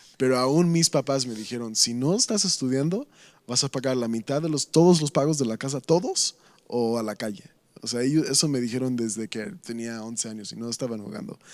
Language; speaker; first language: Spanish; non-native, fluent; English